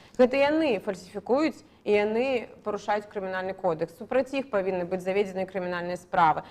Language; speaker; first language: Belarusian; non-native, local second language; Russian